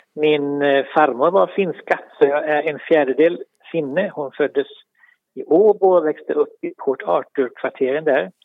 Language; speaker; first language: Swedish; native; Swedish